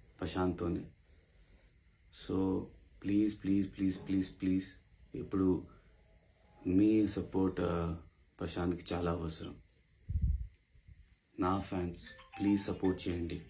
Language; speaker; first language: Telugu; non-native, local second language; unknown